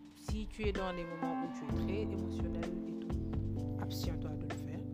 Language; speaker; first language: French; non-native, local second language; Wolof